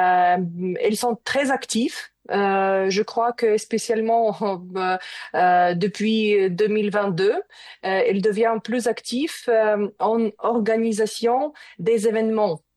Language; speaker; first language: French; non-native, learner; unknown